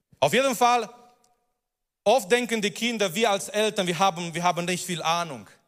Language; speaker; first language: German; non-native, fluent; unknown